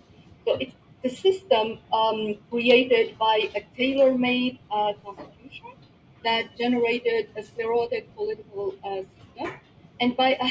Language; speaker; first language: English; non-native, local second language; Arabic